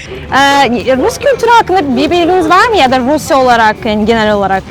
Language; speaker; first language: Turkish; non-native, fluent; Russian